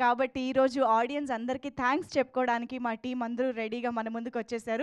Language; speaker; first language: Telugu; native; Telugu